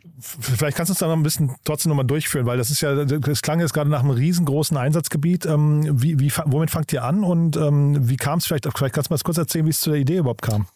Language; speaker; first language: German; native; German